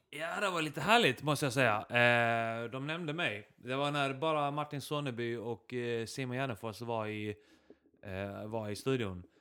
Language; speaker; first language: Swedish; early bilingual, other home language; Icelandic